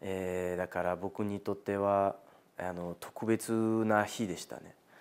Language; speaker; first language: Japanese; non-native, fluent; French